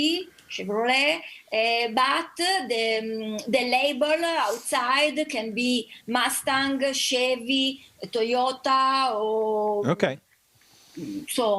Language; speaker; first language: English; non-native, learner; Italian